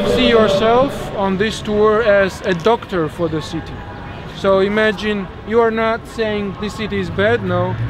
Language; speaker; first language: English; non-native, fluent; Georgian